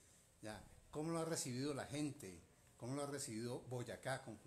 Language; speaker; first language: Spanish; native; Spanish